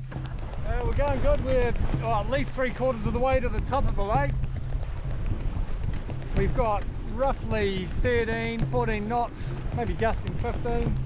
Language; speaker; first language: English; native; English